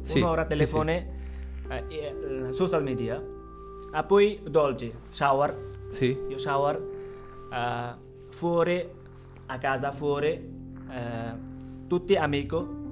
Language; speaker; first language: Italian; non-native, learner; Bangla